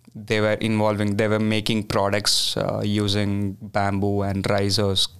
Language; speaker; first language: English; non-native, local second language; Kannada